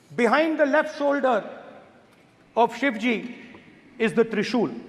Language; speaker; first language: English; non-native, local second language; Hindi